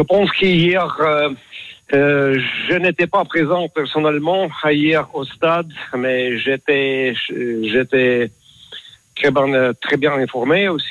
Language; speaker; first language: French; non-native, learner; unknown